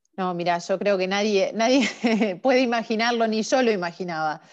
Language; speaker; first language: Spanish; native; Spanish